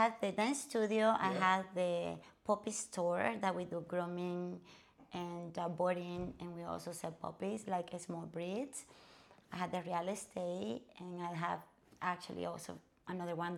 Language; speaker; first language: English; non-native, fluent; Spanish